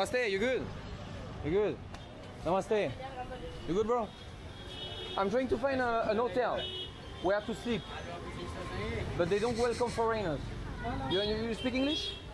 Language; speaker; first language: English; non-native, learner; French